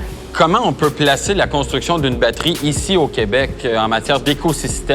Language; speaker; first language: French; native; French